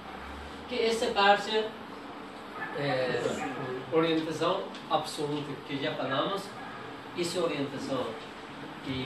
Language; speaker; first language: Portuguese; non-native, learner; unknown